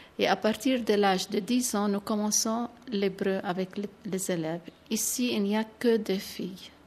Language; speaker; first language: French; non-native, fluent; Arabic